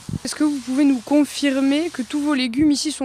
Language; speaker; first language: French; native; French